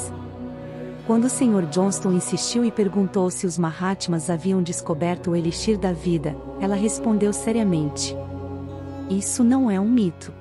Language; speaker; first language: Portuguese; native; Portuguese